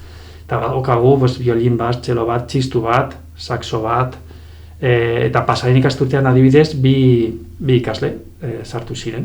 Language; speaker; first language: Basque; non-native, local second language; Spanish